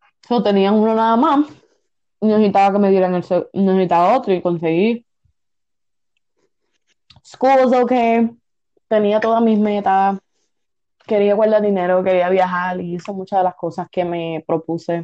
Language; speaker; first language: Spanish; early bilingual, heritage; Spanish